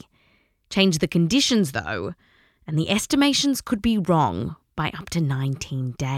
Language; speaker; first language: English; native; English